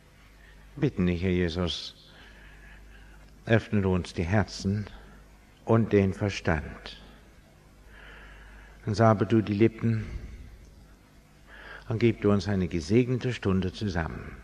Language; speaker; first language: German; non-native, fluent; English